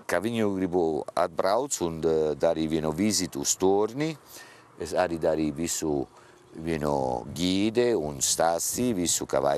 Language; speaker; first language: Latvian; non-native, learner; Italian